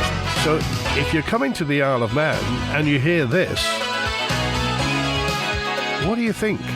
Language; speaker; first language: English; native; English